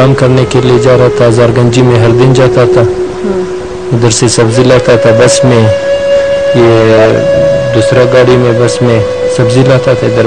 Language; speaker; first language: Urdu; non-native, local second language; Hazaragi